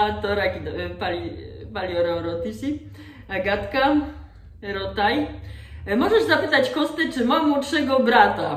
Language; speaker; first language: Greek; non-native, learner; Polish